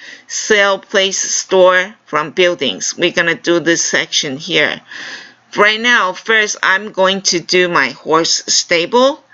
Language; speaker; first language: English; non-native, fluent; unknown